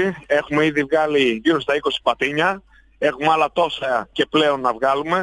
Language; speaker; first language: Greek; native; Greek